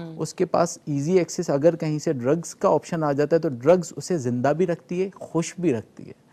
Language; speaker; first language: Urdu; non-native, local second language; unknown